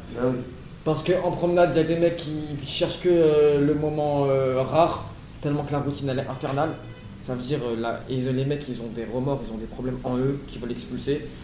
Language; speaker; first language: French; native; French